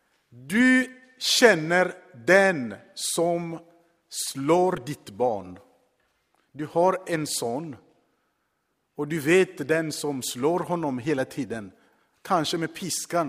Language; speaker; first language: Swedish; non-native, fluent; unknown